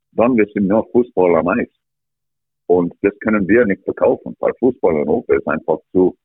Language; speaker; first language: German; non-native, fluent; English